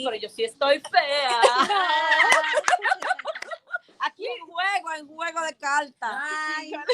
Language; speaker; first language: Spanish; native; Spanish